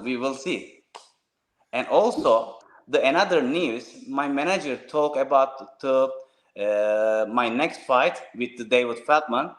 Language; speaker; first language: English; non-native, learner; Turkish